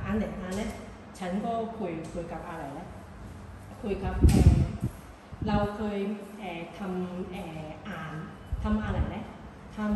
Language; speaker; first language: Thai; non-native, learner; Cantonese